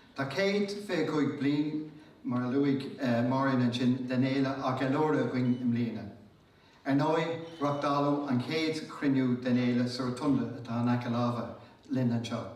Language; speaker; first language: Irish; native; Irish